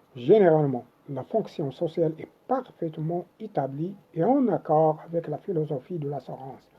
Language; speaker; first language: French; non-native, local second language; Arabic